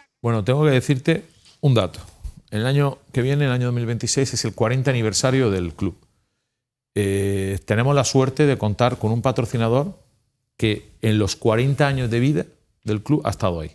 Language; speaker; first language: Spanish; native; Spanish